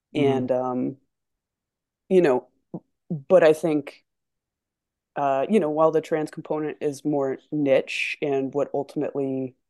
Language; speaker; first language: English; native; English